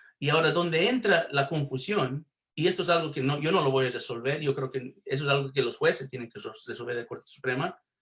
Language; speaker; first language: Spanish; early bilingual, heritage; Spanish